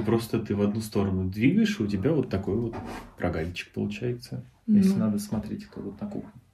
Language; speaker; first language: Russian; native; Russian